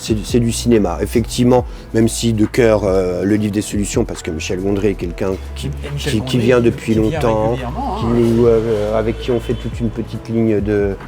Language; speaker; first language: French; native; French